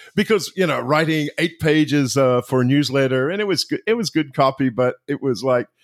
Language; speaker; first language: English; native; English